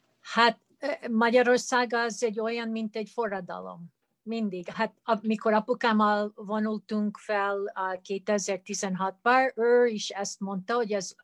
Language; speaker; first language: Hungarian; early bilingual, heritage; Hungarian